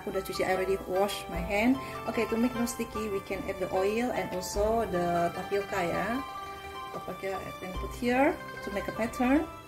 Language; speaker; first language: English; non-native, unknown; Indonesian